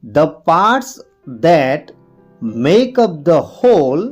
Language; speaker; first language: English; non-native, local second language; Gujarati